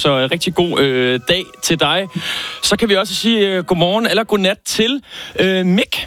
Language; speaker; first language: Danish; native; Danish